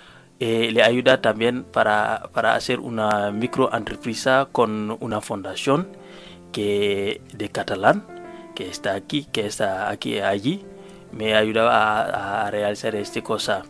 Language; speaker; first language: Spanish; non-native, learner; Wolof